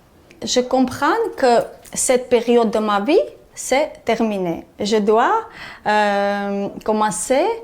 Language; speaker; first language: French; non-native, learner; Armenian